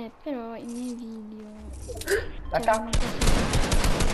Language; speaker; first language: Italian; native; Italian